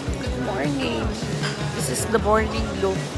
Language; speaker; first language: English; non-native, local second language; Filipino